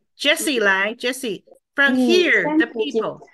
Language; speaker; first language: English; non-native, fluent; Chinese